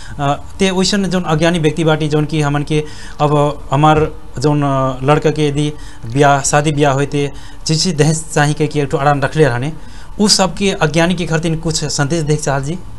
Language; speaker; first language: Bhojpuri; native; Bhojpuri